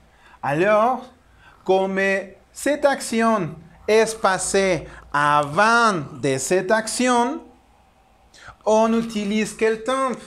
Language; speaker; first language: French; non-native, learner; Spanish